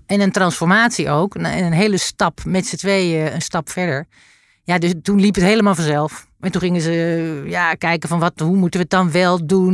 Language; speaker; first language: Dutch; native; Dutch